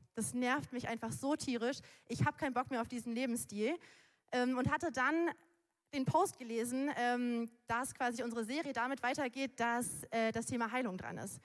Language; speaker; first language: German; native; German